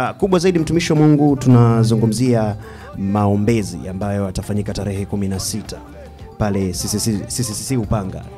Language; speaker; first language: Swahili; native; Swahili